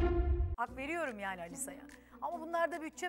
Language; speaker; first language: Turkish; native; Turkish